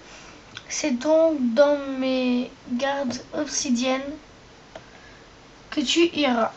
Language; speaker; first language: French; native; French